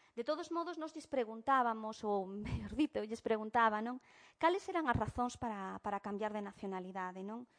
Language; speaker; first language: Galician; early bilingual, heritage; Galician